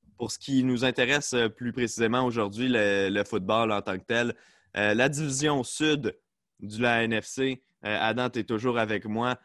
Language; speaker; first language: French; native; French